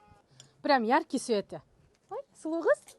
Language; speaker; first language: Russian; non-native, local second language; Kyrgyz